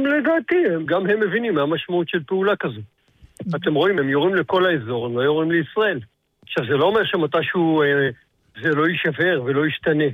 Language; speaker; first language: Hebrew; native; Hebrew